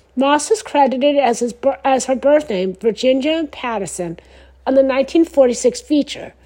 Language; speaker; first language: English; native; English